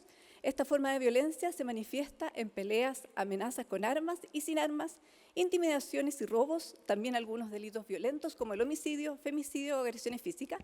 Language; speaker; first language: Spanish; native; Spanish